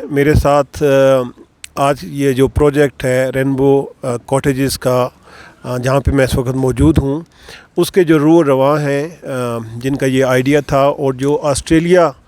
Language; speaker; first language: Urdu; native; Urdu